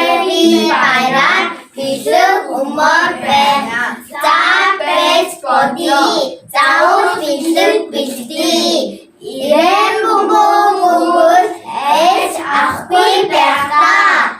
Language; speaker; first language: Mongolian; early bilingual, heritage; Mongolian